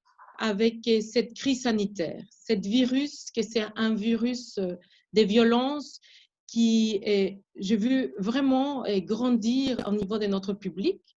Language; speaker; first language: French; non-native, fluent; Spanish